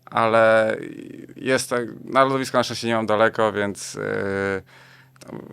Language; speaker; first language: Polish; native; Polish